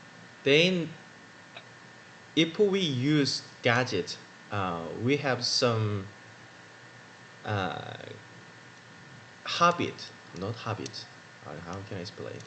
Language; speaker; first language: English; non-native, learner; Korean